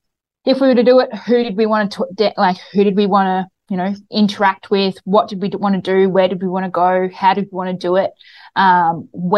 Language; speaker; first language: English; native; English